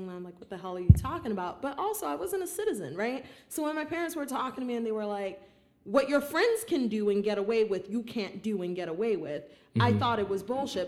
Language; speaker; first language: English; early bilingual, other home language; Haitian Creole